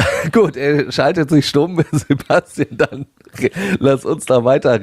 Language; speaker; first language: German; native; German